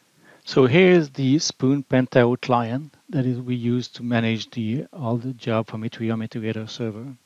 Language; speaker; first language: English; non-native, fluent; French